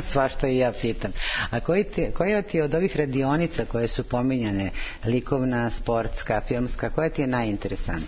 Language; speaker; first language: Serbian; native; Serbian